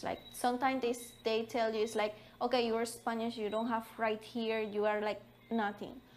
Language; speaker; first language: English; non-native, learner; Spanish